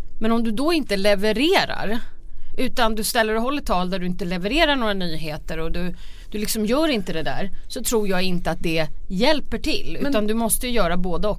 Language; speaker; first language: Swedish; native; Swedish